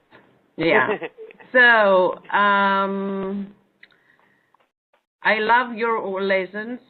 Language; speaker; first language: English; non-native, learner; Greek